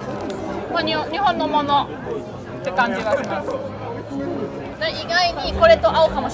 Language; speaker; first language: Japanese; non-native, fluent; German